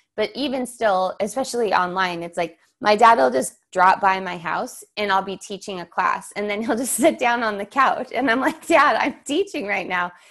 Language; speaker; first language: English; native; English